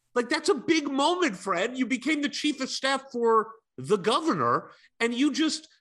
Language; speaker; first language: English; native; English